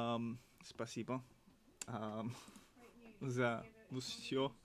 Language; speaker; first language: Russian; non-native, learner; English